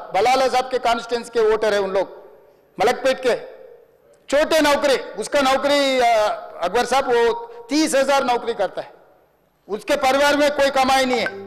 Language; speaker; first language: Hindi; non-native, local second language; Telugu